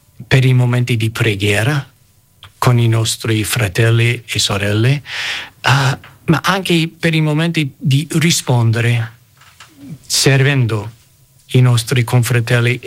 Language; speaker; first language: Italian; non-native, fluent; English